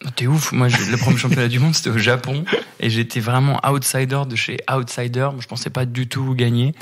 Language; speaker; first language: French; native; French